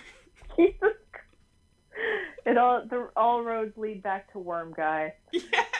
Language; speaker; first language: English; native; English